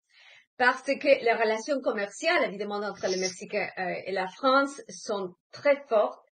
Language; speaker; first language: French; non-native, fluent; Spanish